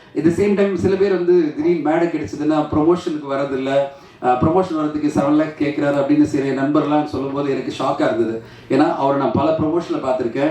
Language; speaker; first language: Tamil; native; Tamil